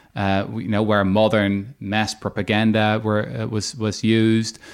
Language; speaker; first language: English; non-native, fluent; Dutch